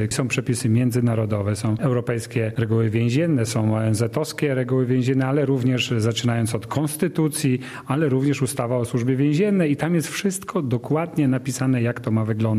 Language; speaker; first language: Polish; native; Polish